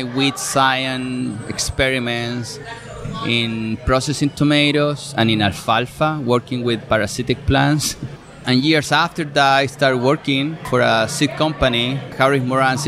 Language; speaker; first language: English; non-native, fluent; Spanish